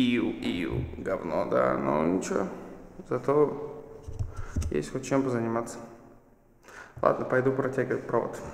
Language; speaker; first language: Russian; native; Russian